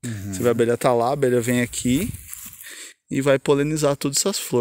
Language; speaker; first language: Portuguese; native; Portuguese